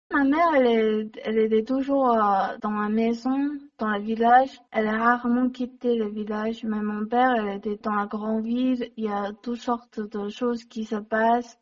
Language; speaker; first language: French; non-native, learner; Chinese